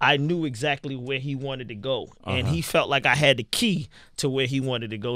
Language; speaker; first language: English; native; English